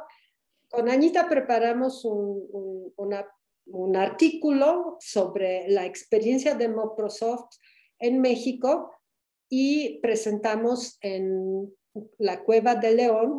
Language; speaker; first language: Spanish; non-native, fluent; Polish